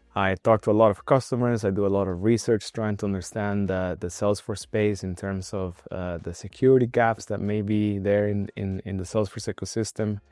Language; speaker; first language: English; non-native, fluent; Spanish